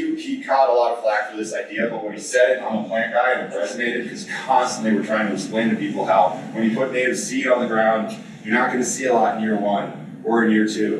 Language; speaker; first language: English; native; English